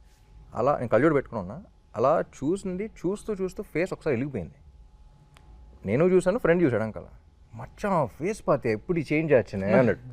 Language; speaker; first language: Telugu; native; Telugu